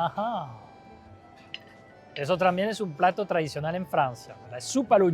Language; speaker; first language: Spanish; non-native, fluent; French